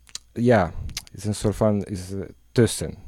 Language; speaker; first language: Dutch; non-native, learner; Italian